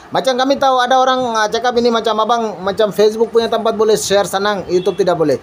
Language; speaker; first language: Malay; non-native, learner; Bangla